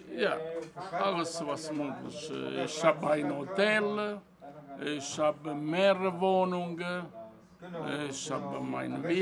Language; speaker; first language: German; non-native, learner; Italian